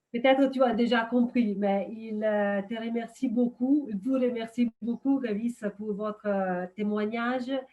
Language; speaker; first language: French; non-native, fluent; Italian